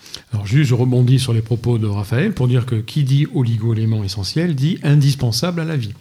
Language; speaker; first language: French; native; French